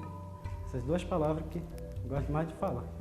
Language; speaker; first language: Portuguese; non-native, local second language; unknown